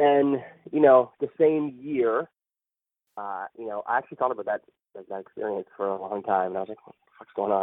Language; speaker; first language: English; native; English